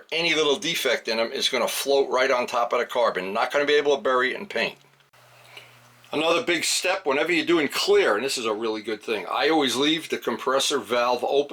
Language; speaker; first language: English; native; English